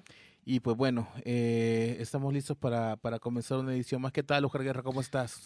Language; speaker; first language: Spanish; native; Spanish